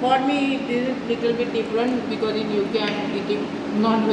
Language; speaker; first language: English; non-native, local second language; Gujarati